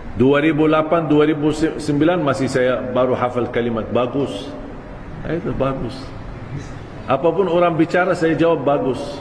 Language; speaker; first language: Malay; non-native, fluent; Arabic